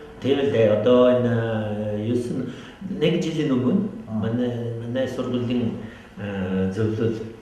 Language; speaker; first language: Mongolian; non-native, fluent; French